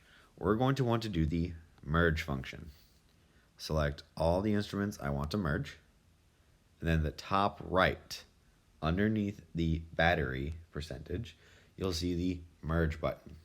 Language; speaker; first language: English; native; English